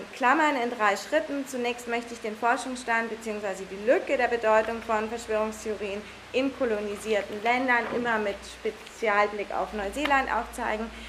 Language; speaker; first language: German; non-native, fluent; English